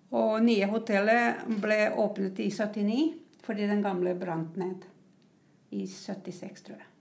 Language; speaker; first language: Norwegian; non-native, fluent; Croatian